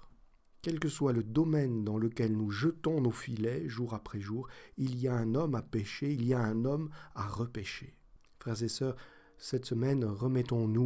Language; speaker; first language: French; native; French